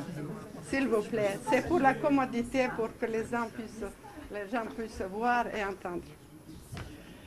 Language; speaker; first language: French; non-native, fluent; Serbian